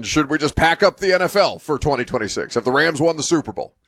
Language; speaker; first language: English; native; English